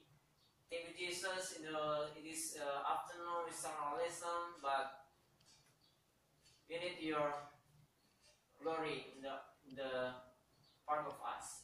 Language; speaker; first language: English; non-native, learner; Indonesian